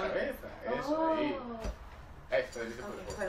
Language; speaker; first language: Spanish; native; Spanish